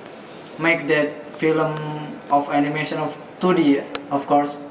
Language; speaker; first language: English; non-native, learner; Indonesian